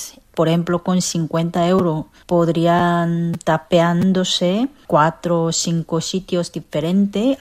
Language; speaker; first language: Spanish; non-native, learner; Korean